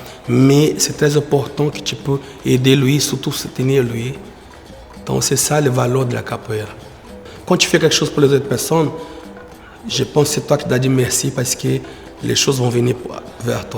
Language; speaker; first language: French; non-native, fluent; Portuguese